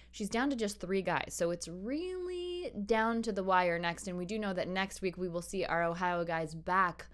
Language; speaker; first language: English; native; English